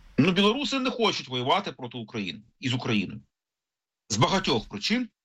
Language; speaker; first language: Ukrainian; native; Ukrainian